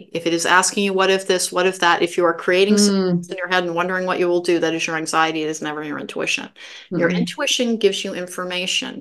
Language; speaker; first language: English; native; English